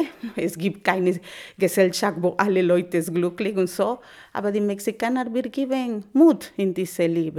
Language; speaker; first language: German; non-native, fluent; Spanish